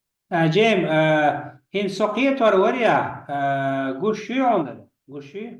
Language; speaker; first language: Turkish; non-native, learner; Chechen